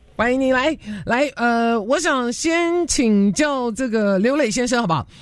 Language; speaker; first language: Chinese; native; Chinese